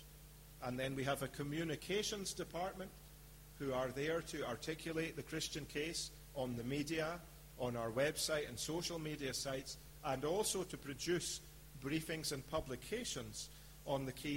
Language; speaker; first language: English; native; English